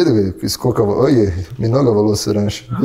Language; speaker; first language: Russian; non-native, learner; Portuguese